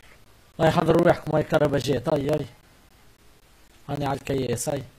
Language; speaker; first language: Arabic; native; Arabic